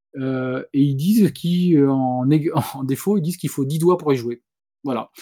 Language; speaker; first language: French; native; French